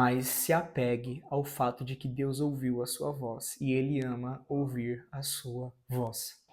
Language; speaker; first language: Portuguese; native; Portuguese